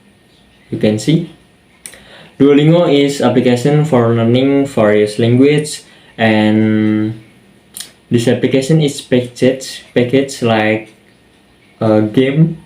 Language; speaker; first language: English; non-native, learner; Indonesian